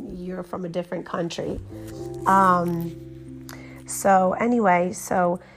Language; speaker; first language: English; early bilingual, other home language; Romanian